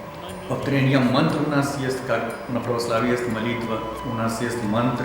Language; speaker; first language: Russian; non-native, learner; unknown